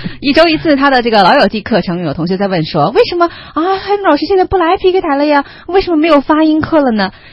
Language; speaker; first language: Chinese; native; Chinese